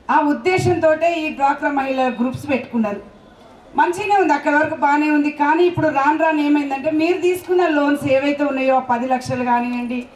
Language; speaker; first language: Telugu; native; Telugu